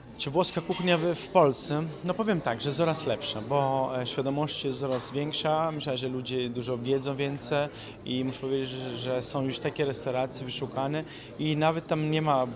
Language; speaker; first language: Polish; non-native, fluent; Italian